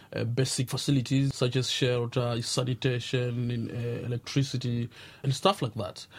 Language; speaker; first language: English; non-native, local second language; Tsonga